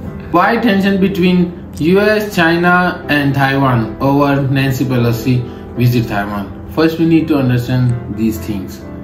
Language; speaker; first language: English; non-native, local second language; Hindi